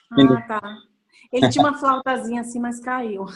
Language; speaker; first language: Portuguese; native; Portuguese